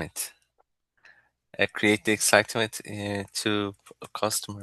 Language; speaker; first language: English; non-native, learner; Portuguese